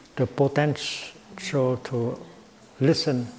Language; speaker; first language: English; non-native, fluent; Vietnamese